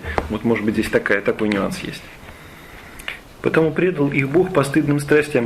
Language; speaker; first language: Russian; native; Russian